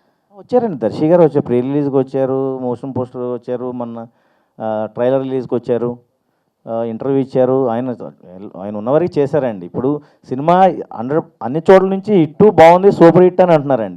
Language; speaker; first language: Telugu; native; Telugu